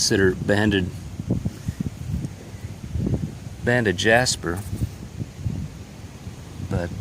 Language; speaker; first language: English; native; English